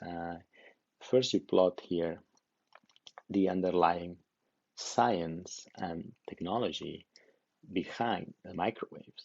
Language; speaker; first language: English; non-native, fluent; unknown